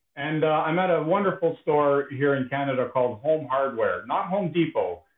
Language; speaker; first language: English; early bilingual, other home language; Ukrainian